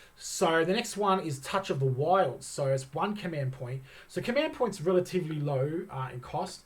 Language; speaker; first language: English; native; English